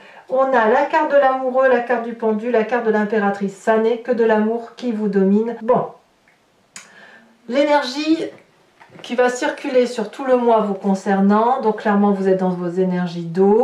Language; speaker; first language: French; native; French